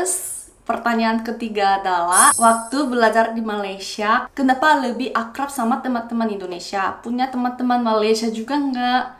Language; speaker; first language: Indonesian; non-native, fluent; Korean